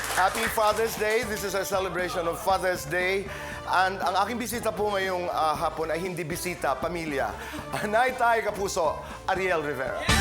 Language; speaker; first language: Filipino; non-native, local second language; Waray